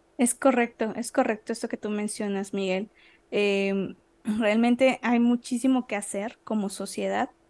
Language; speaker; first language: Spanish; native; Spanish